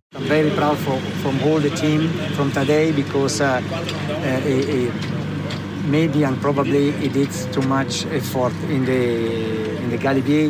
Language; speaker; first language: English; non-native, learner; Italian